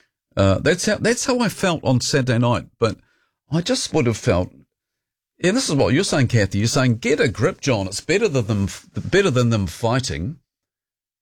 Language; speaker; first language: English; native; English